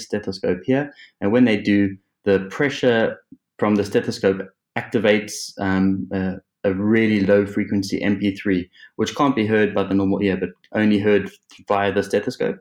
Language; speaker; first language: English; native; English